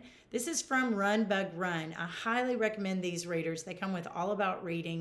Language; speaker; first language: English; native; English